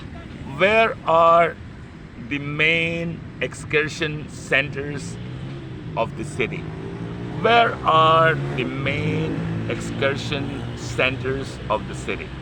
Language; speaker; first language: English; non-native, fluent; Urdu